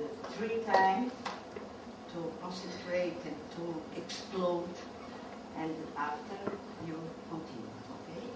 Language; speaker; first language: English; non-native, learner; Portuguese